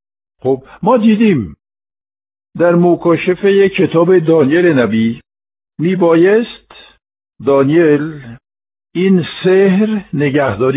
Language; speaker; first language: Persian; non-native, fluent; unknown